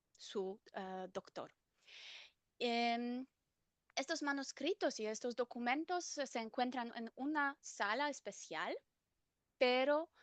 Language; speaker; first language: Spanish; non-native, fluent; German